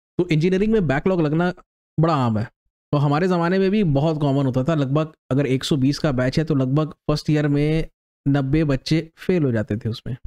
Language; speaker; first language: Hindi; native; Hindi